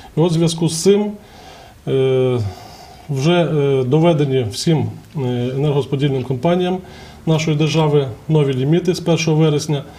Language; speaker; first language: Ukrainian; native; Ukrainian